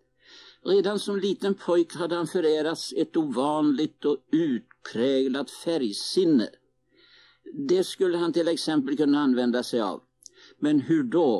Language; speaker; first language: Swedish; native; Swedish